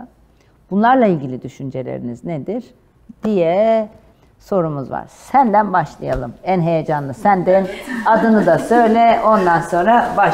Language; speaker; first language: Turkish; native; Turkish